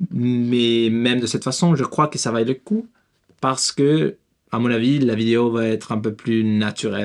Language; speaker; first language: French; non-native, learner; Spanish